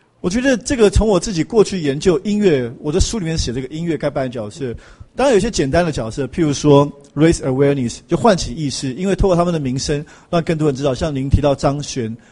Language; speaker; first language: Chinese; native; Chinese